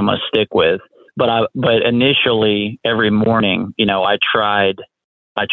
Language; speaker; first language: English; native; English